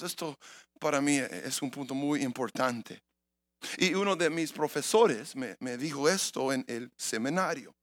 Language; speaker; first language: Spanish; early bilingual, heritage; English